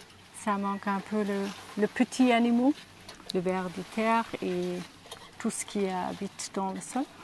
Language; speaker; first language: French; non-native, learner; German